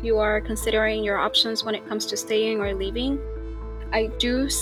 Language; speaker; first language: English; non-native, fluent; Spanish